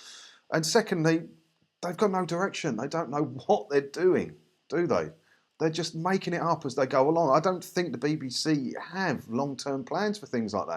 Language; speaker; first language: English; native; English